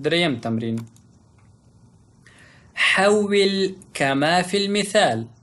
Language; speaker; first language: Arabic; non-native, fluent; Pashto